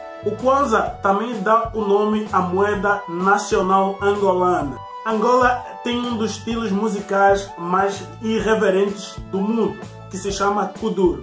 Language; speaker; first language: Portuguese; native; Portuguese